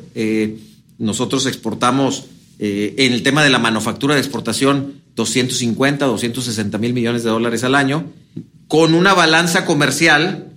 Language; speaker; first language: Spanish; native; Spanish